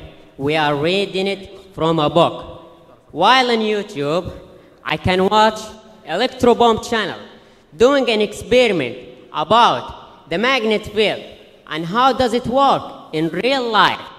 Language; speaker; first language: English; non-native, fluent; Arabic